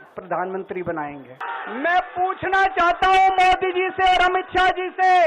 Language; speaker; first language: Hindi; native; Hindi